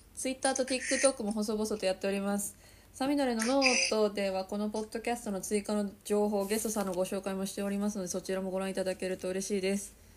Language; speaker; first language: Japanese; native; Japanese